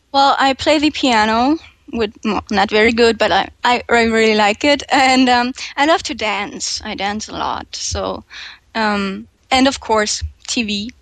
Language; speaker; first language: English; non-native, fluent; German